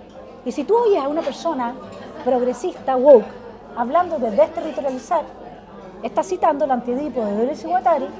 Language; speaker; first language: Spanish; native; Spanish